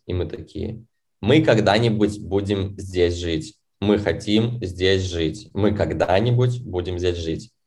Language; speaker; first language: Russian; native; Russian